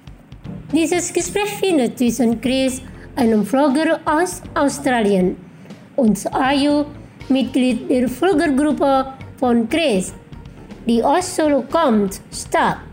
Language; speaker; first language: German; non-native, fluent; Indonesian